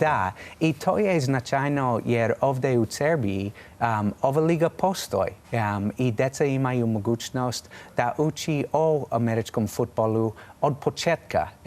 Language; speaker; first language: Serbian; non-native, learner; English